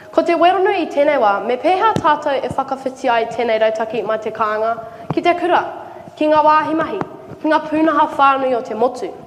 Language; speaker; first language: Māori; native; Māori